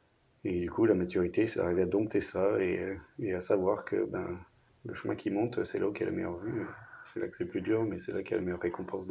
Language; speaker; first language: French; native; French